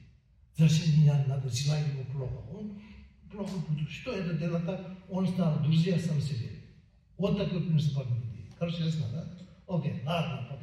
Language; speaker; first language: Russian; non-native, learner; Tibetan